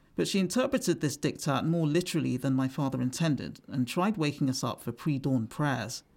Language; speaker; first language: English; native; English